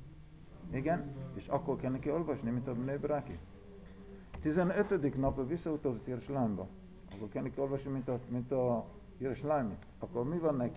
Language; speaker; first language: Hungarian; early bilingual, heritage; Hungarian